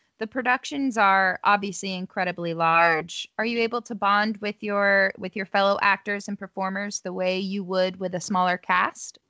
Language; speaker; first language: English; native; English